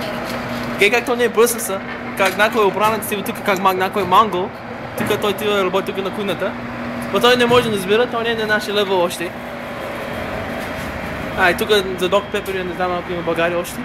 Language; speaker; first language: Bulgarian; early bilingual, heritage; Bulgarian